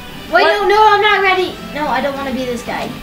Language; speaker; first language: English; native; English